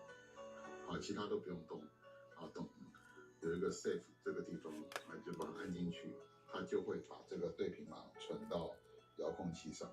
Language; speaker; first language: Chinese; native; Chinese